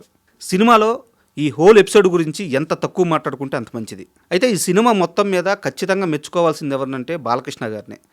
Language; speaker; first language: Telugu; native; Telugu